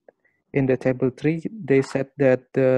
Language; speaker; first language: English; non-native, learner; Indonesian